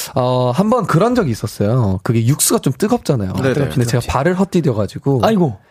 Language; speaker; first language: Korean; native; Korean